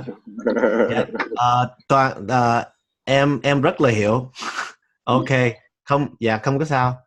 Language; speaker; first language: Vietnamese; non-native, learner; English